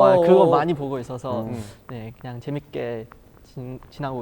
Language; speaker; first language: Korean; non-native, fluent; Chinese